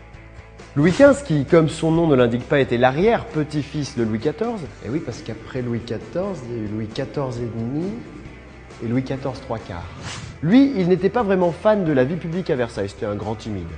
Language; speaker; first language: French; native; French